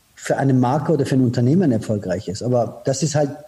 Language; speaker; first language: German; non-native, fluent; Persian